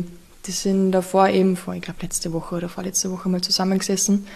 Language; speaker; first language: German; native; German